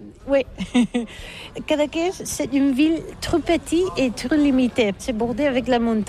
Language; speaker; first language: French; non-native, learner; Catalan